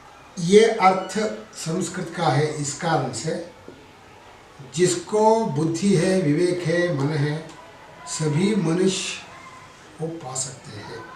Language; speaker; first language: Hindi; non-native, local second language; Kannada